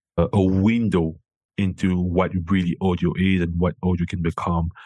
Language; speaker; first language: English; non-native, local second language; French